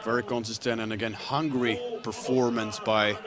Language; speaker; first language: English; non-native, fluent; Czech